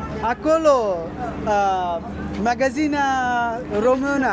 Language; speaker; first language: Romanian; non-native, learner; Bangla